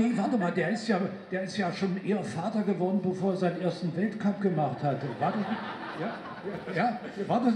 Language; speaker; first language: German; native; German